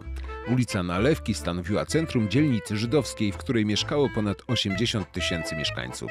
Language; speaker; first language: Polish; native; Polish